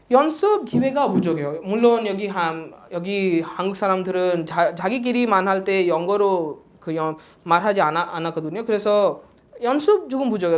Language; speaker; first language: Korean; non-native, fluent; Odia